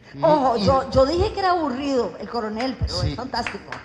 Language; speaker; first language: Spanish; native; Spanish